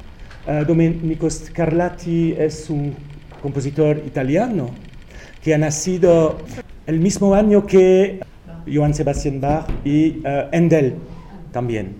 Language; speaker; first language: Spanish; non-native, fluent; French